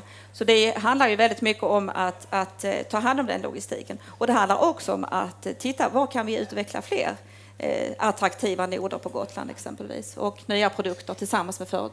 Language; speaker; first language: Swedish; native; Swedish